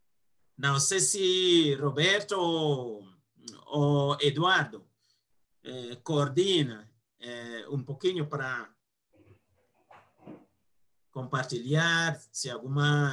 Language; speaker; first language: Portuguese; non-native, fluent; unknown